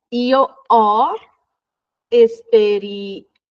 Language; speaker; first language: Italian; non-native, fluent; Portuguese